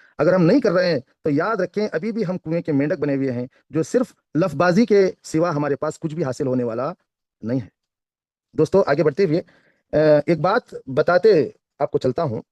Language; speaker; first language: Hindi; non-native, local second language; Kannada